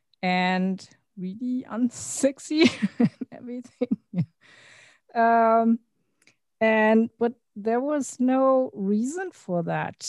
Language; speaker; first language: English; non-native, fluent; German